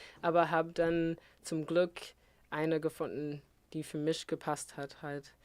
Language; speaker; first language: German; non-native, fluent; English